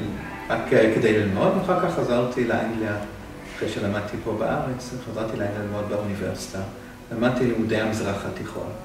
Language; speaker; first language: Hebrew; non-native, fluent; English